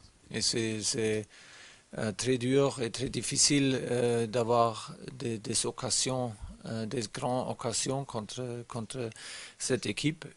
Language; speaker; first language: French; non-native, learner; German